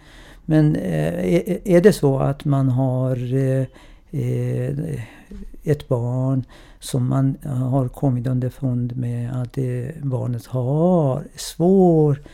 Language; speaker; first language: Swedish; non-native, fluent; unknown